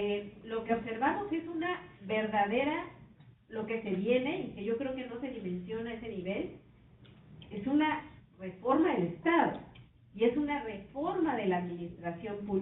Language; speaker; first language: Spanish; native; Spanish